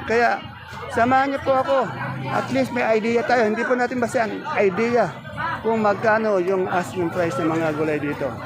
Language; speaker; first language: Filipino; native; Filipino